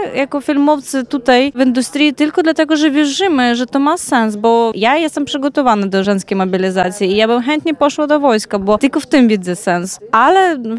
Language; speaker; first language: Polish; non-native, fluent; Ukrainian